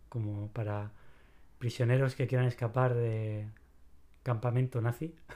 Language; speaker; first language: Spanish; native; Spanish